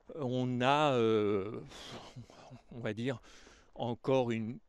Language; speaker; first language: French; native; French